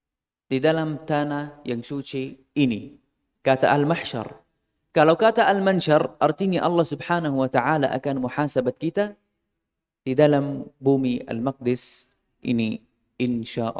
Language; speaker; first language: Indonesian; non-native, fluent; Arabic